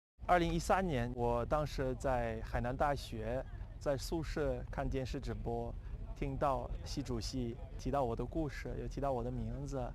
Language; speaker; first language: Chinese; non-native, fluent; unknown